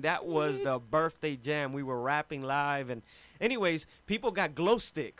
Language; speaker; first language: English; early bilingual, other home language; Spanish